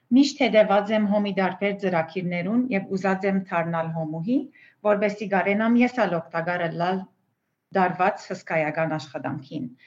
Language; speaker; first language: Armenian; early bilingual, heritage; Armenian